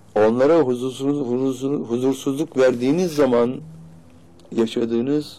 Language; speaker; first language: Turkish; native; Turkish